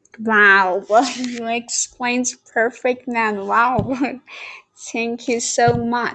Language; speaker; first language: English; non-native, learner; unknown